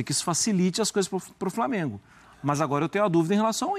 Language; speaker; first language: Portuguese; native; Portuguese